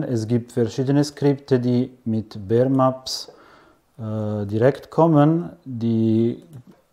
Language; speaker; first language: German; non-native, fluent; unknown